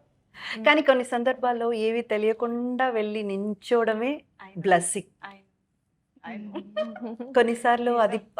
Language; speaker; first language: Telugu; native; Telugu